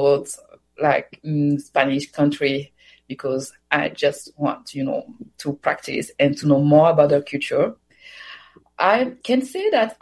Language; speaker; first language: English; non-native, fluent; Swahili